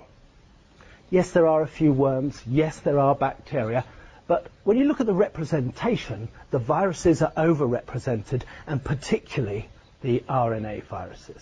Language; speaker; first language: English; native; English